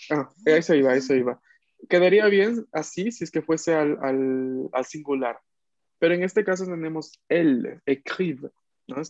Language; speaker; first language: Spanish; native; Spanish